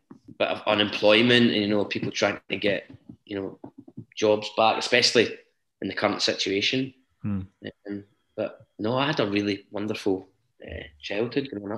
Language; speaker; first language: English; native; English